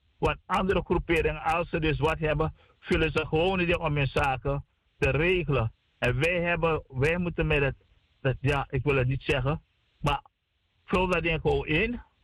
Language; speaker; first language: Dutch; native; Dutch